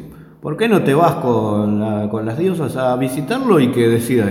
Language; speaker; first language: Spanish; native; Spanish